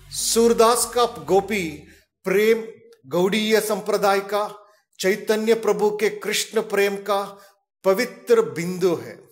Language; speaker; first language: Hindi; non-native, local second language; Kannada